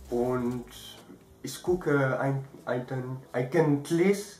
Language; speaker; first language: German; early bilingual, other home language; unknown